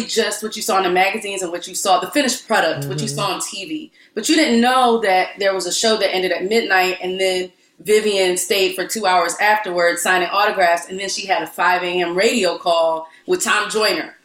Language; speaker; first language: English; native; English